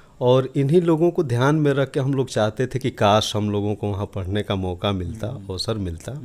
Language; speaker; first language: Hindi; native; Hindi